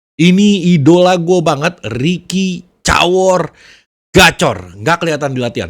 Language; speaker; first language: Indonesian; native; Indonesian